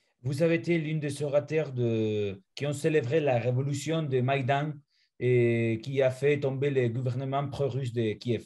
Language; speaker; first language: French; non-native, fluent; Spanish